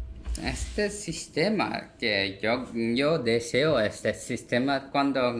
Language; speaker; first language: Spanish; non-native, learner; Korean